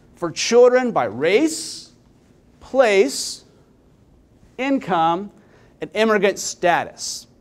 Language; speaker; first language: English; native; English